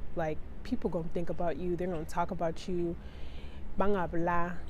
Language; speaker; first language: English; early bilingual, other home language; Spanish